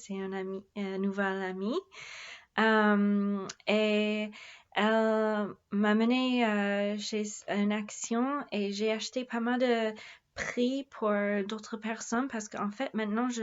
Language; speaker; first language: French; non-native, fluent; English